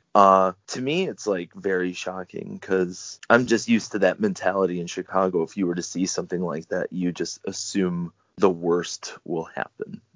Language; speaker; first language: English; native; English